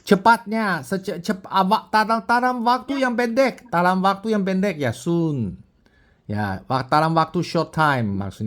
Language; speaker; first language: Indonesian; non-native, fluent; Chinese